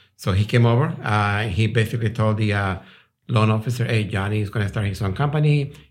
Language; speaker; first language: English; non-native, fluent; Spanish